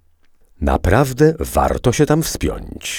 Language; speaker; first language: Polish; native; Polish